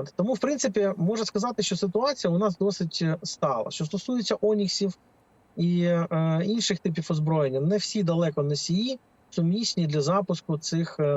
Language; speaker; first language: Ukrainian; native; Ukrainian